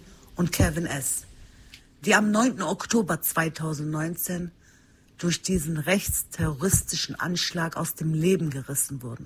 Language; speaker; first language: German; early bilingual, other home language; Turkish